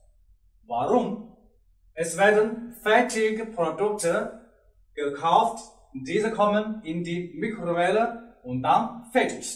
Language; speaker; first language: German; non-native, learner; Chinese